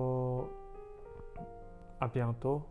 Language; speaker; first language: French; non-native, learner; Korean